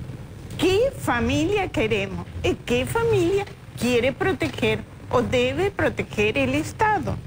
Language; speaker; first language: Portuguese; non-native, learner; Spanish